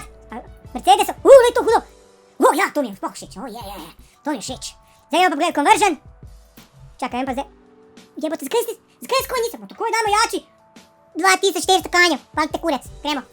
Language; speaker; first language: Slovenian; native; Slovenian